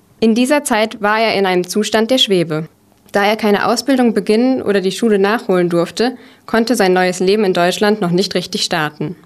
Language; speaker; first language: German; native; German